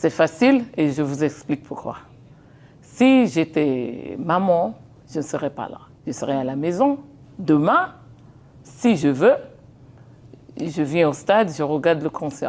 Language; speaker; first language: French; non-native, fluent; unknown